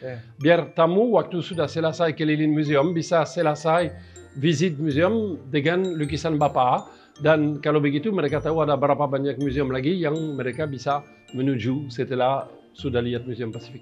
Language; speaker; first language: Indonesian; non-native, fluent; French